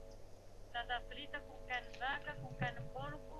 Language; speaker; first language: Portuguese; non-native, learner; Chinese